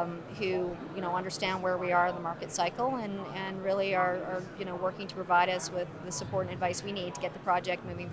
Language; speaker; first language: English; native; English